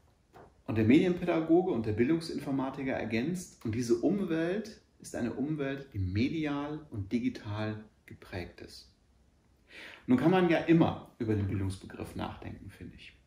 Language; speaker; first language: German; native; German